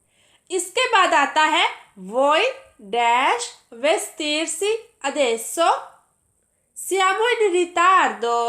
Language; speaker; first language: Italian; non-native, fluent; Urdu